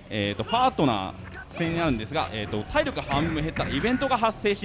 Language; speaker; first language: Japanese; native; Japanese